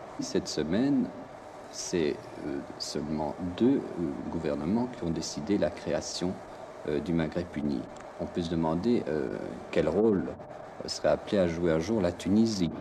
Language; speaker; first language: French; native; French